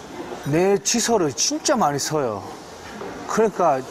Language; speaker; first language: Korean; early bilingual, heritage; Japanese